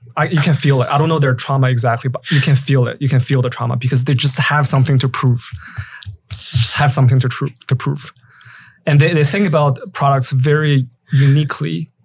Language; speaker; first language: English; native; English